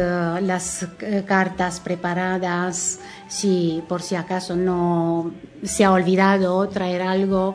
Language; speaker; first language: Spanish; non-native, fluent; Romanian